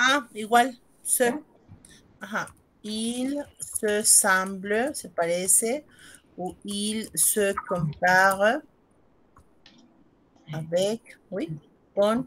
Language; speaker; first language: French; non-native, fluent; Spanish